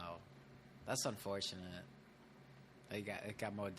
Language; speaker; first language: English; native; English